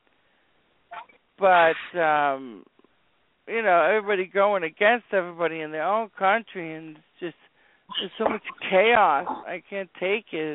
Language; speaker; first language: English; native; English